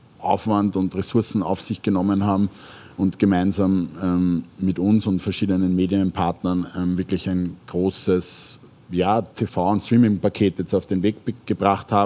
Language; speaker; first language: German; native; German